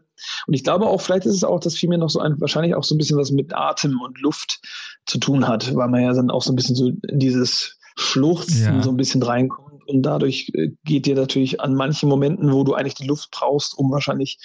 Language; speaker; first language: German; native; German